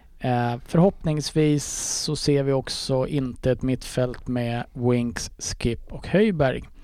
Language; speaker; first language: Swedish; native; Swedish